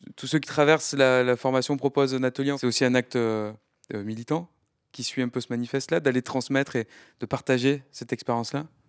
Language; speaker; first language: French; native; French